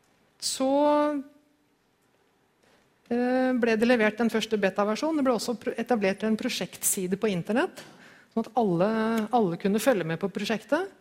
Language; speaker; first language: Norwegian; native; Norwegian